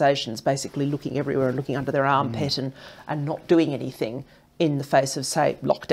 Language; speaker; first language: English; native; English